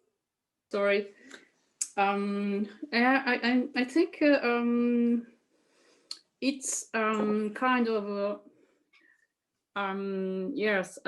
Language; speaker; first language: English; non-native, fluent; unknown